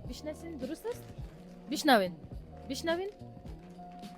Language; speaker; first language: Persian; early bilingual, heritage; Persian